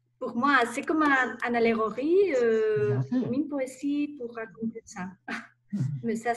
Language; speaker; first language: French; non-native, learner; Spanish